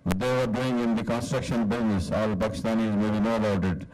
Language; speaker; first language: English; non-native, local second language; Urdu